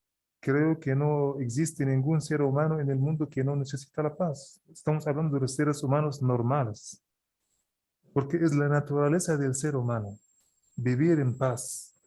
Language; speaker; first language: Spanish; non-native, fluent; Arabic